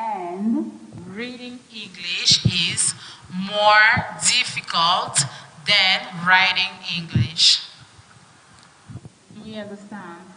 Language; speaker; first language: English; non-native, fluent; French